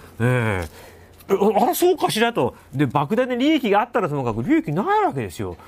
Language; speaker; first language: Japanese; native; Japanese